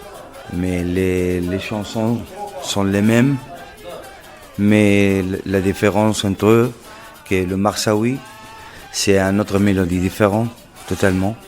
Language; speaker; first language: French; non-native, local second language; Arabic